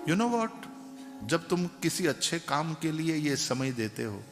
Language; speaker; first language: Hindi; non-native, local second language; Gujarati